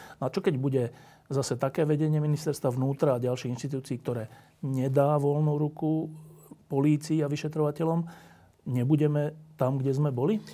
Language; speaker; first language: Slovak; native; Slovak